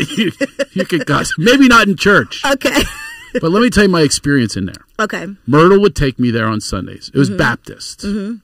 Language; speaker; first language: English; native; English